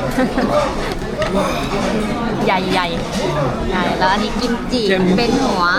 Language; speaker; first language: Thai; native; Thai